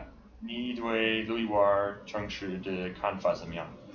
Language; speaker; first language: Chinese; non-native, learner; English